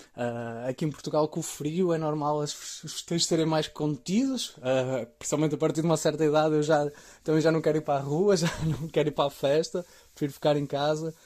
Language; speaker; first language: Portuguese; native; Portuguese